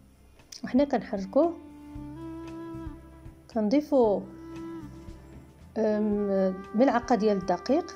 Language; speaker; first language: Arabic; native; Arabic